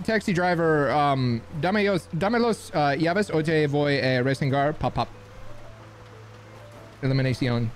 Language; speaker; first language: Spanish; non-native, learner; English